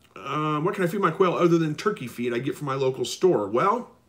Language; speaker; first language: English; native; English